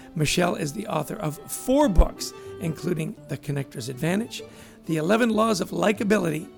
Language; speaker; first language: English; native; English